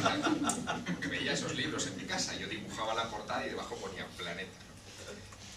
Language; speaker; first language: Spanish; native; Spanish